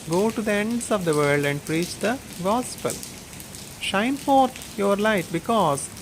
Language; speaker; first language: English; non-native, local second language; Telugu